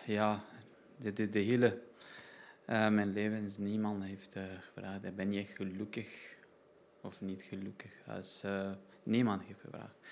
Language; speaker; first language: Dutch; non-native, learner; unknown